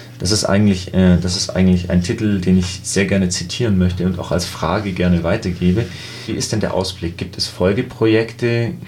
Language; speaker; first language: German; native; German